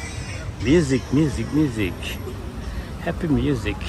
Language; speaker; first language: English; non-native, local second language; Indonesian